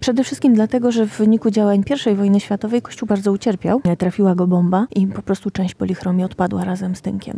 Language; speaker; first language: Polish; native; Polish